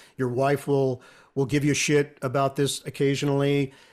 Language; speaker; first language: English; native; English